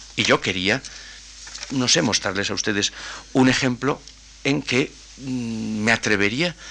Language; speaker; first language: Spanish; native; Spanish